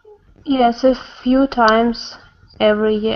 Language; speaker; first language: English; non-native, learner; Russian